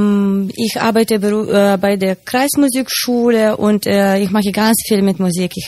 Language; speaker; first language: German; non-native, fluent; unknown